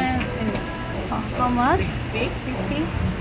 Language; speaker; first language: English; non-native, learner; Korean